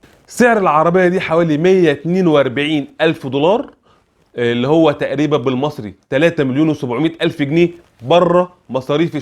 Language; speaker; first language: Arabic; native; Arabic